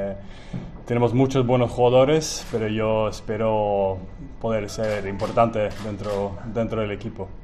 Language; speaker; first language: Spanish; non-native, fluent; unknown